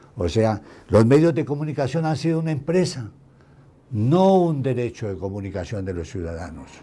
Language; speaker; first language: Spanish; native; Spanish